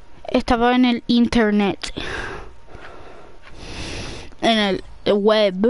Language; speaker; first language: Spanish; early bilingual, heritage; English